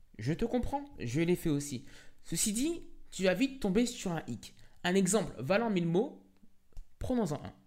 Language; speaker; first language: French; native; French